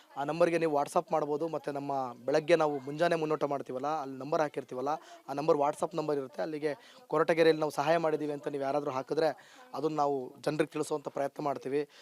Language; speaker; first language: Kannada; native; Kannada